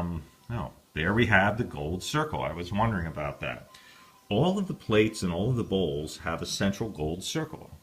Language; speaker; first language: English; native; English